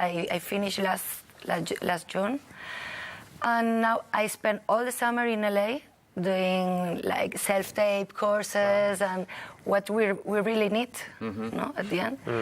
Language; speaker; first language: English; non-native, learner; Catalan